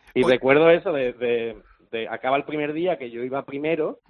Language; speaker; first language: Spanish; native; Spanish